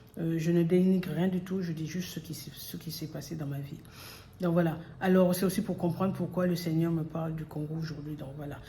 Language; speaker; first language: French; early bilingual, other home language; Lingala